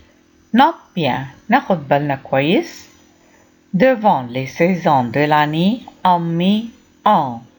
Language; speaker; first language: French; non-native, fluent; Arabic